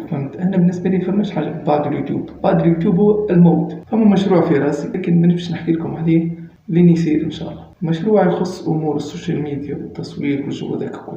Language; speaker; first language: Arabic; native; Arabic